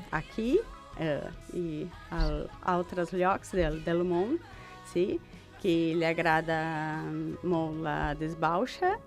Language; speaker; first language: Catalan; non-native, learner; Portuguese